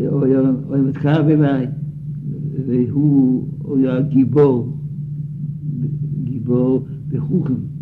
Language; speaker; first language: Hebrew; non-native, fluent; Yiddish